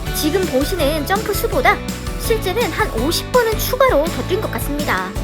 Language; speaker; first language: Korean; native; Korean